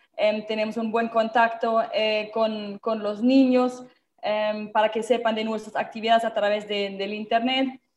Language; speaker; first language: Spanish; non-native, fluent; German